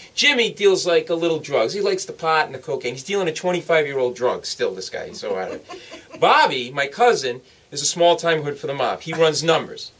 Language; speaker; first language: English; native; English